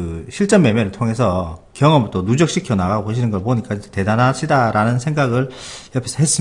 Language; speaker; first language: Korean; native; Korean